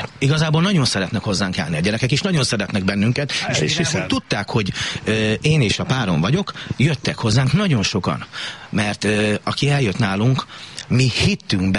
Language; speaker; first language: Hungarian; native; Hungarian